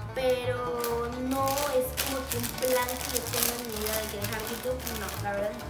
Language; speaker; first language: Spanish; native; Spanish